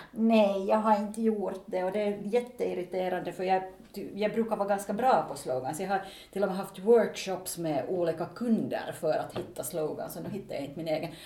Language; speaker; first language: Swedish; native; Swedish